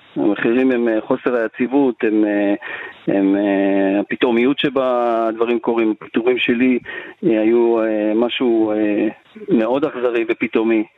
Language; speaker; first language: Hebrew; native; Hebrew